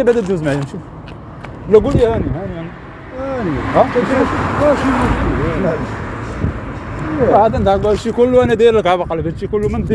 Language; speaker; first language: Arabic; native; Arabic